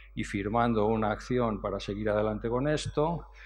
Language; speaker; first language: Spanish; native; Spanish